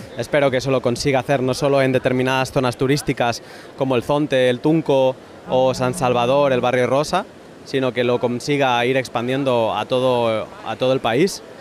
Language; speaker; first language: Spanish; native; Spanish